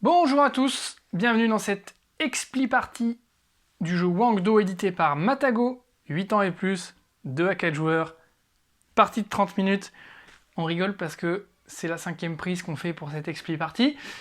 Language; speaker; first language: French; native; French